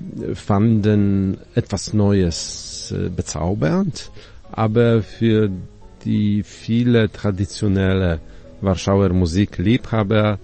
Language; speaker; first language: German; non-native, fluent; Polish